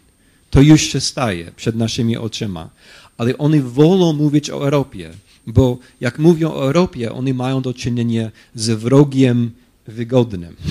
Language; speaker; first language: Polish; non-native, fluent; English